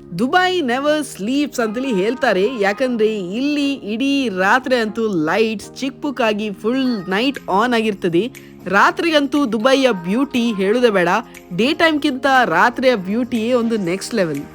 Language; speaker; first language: Kannada; non-native, local second language; Tulu